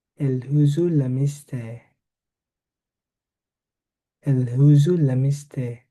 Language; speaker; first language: French; non-native, learner; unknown